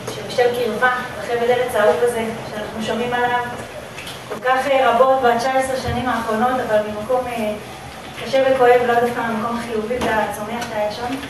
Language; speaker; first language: Hebrew; native; Hebrew